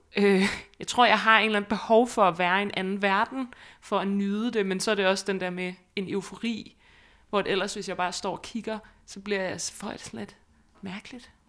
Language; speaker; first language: Danish; native; Danish